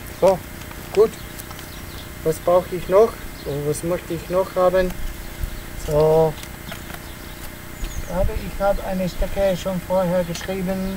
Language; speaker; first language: German; non-native, learner; Italian